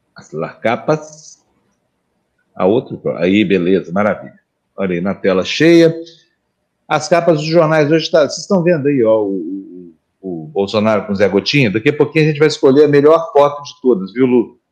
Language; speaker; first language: Portuguese; native; Portuguese